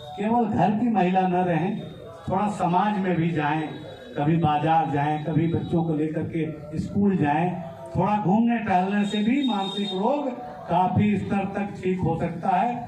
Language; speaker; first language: Hindi; native; Hindi